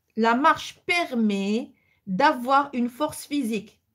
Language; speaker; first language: French; non-native, local second language; Arabic